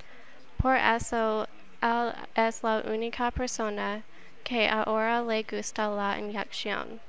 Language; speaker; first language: Spanish; non-native, learner; English